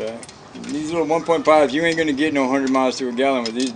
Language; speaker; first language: English; native; English